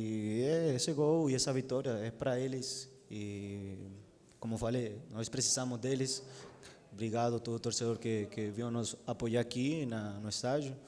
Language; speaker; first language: Portuguese; non-native, fluent; Spanish